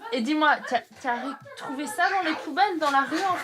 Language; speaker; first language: French; native; French